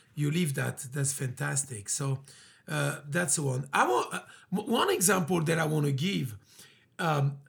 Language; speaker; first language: English; early bilingual, other home language; French